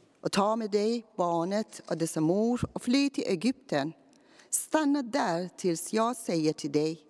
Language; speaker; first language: Swedish; non-native, fluent; Persian